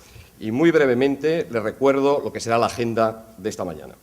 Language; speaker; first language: Spanish; native; Spanish